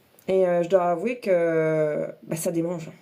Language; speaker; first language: French; native; French